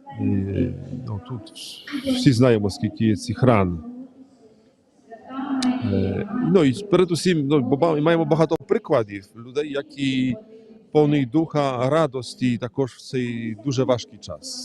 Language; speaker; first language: Ukrainian; non-native, fluent; Polish